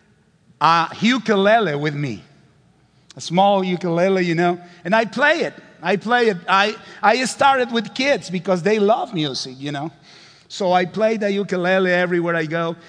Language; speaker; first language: English; non-native, fluent; Spanish